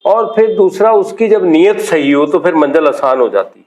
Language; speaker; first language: Urdu; non-native, local second language; Punjabi